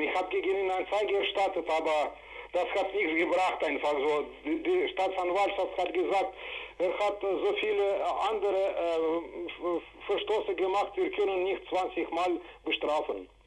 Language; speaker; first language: German; non-native, fluent; Russian